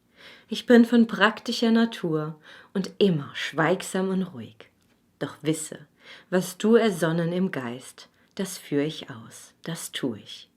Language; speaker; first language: German; native; German